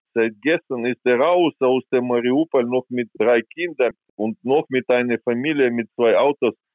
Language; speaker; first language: German; non-native, fluent; Ukrainian